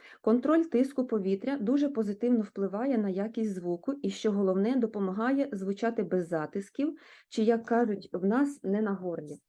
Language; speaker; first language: Ukrainian; native; Ukrainian